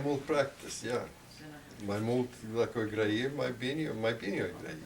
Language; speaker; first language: Romanian; early bilingual, heritage; Romanian